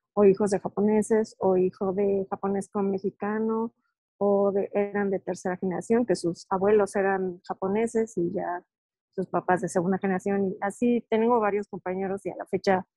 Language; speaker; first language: Spanish; native; Spanish